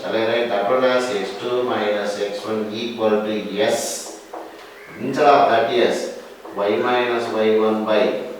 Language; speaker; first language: English; non-native, local second language; Tamil